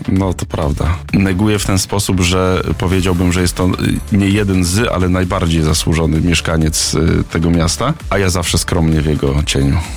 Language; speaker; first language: Polish; native; Polish